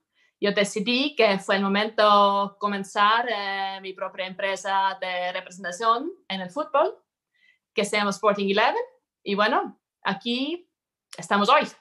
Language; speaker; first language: Spanish; non-native, fluent; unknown